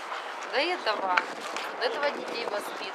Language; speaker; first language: Russian; native; Russian